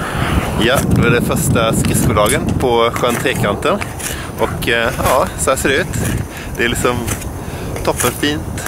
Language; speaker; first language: Swedish; native; Swedish